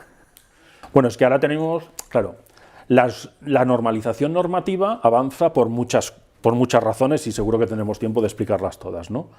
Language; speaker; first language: Spanish; native; Spanish